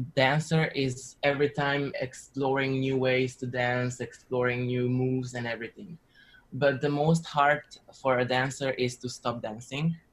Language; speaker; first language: English; non-native, learner; Slovenian